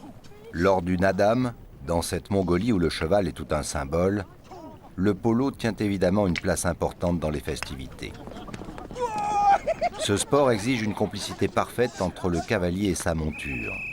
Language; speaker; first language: French; native; French